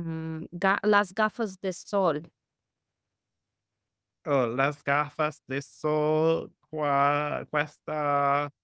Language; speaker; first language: Spanish; non-native, learner; English